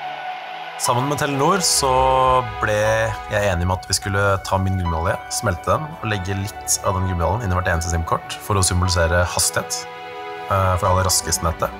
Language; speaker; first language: Norwegian; native; Norwegian